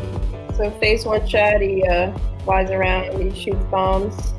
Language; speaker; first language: English; native; English